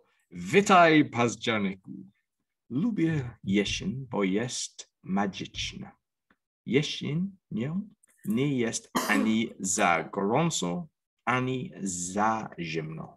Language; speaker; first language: Polish; non-native, learner; English